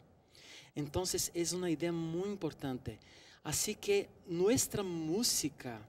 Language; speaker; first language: Spanish; non-native, fluent; Portuguese